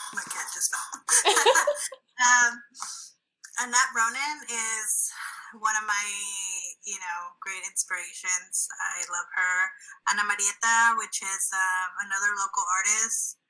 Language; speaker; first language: English; early bilingual, other home language; Spanish